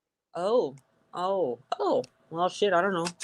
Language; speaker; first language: English; native; English